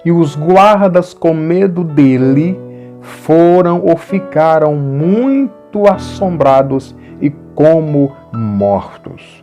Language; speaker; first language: Portuguese; native; Portuguese